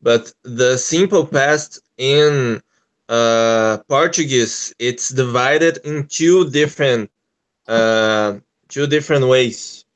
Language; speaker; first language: English; non-native, learner; Portuguese